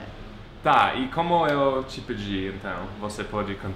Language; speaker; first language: Portuguese; non-native, fluent; English